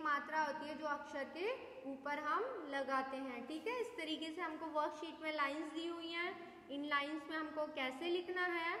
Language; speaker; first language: Hindi; native; Hindi